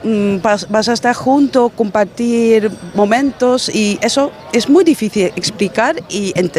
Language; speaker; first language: Spanish; non-native, fluent; Dutch